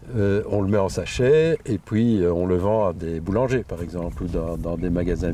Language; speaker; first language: French; native; French